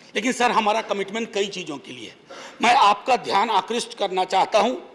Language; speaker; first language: Hindi; native; Hindi